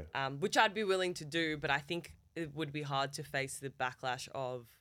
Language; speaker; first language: English; early bilingual, other home language; Turkish